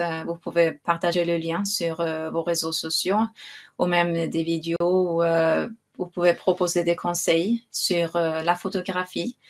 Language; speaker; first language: French; non-native, fluent; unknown